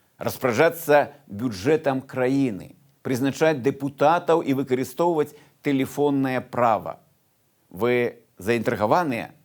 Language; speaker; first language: Belarusian; non-native, local second language; Russian